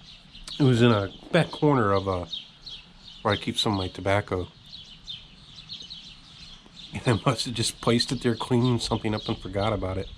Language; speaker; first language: English; native; English